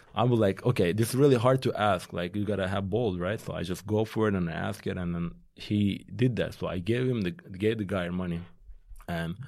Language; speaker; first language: English; non-native, fluent; Turkish